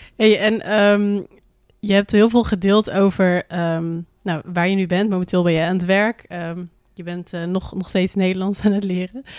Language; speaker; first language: Dutch; native; Dutch